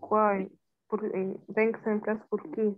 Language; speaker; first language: French; non-native, learner; Arabic